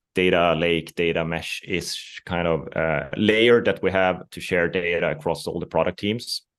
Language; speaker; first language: English; non-native, fluent; Swedish